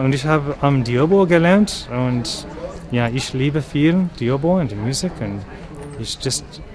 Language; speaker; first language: German; non-native, learner; English